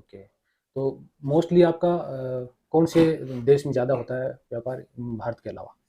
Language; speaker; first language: Hindi; native; Hindi